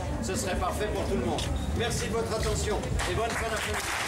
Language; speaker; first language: French; native; French